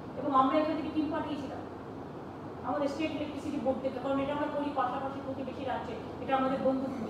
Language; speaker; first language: Bangla; native; Bangla